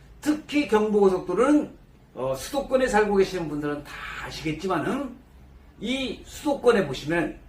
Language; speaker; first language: Korean; native; Korean